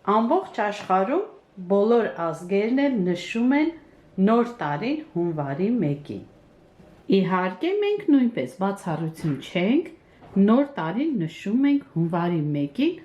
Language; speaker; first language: Armenian; non-native, local second language; Kurdish